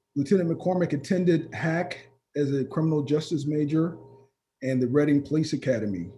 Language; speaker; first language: English; native; English